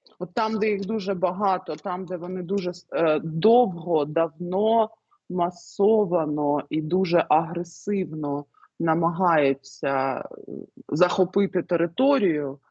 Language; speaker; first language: Ukrainian; native; Ukrainian